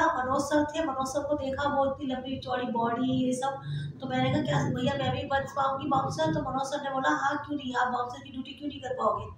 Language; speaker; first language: Hindi; native; Hindi